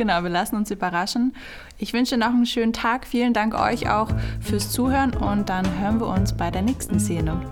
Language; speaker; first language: German; native; German